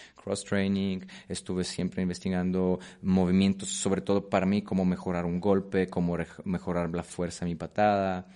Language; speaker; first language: Spanish; non-native, fluent; Polish